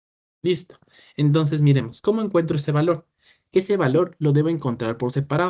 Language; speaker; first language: Spanish; native; Spanish